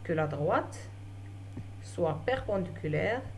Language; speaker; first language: French; non-native, local second language; Arabic